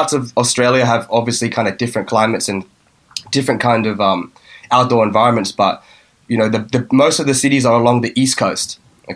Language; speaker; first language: English; native; English